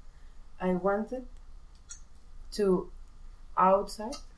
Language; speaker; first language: English; non-native, learner; Spanish